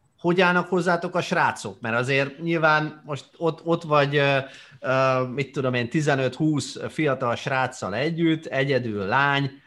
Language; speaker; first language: Hungarian; native; Hungarian